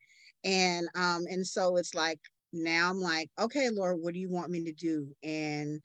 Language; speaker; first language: English; native; English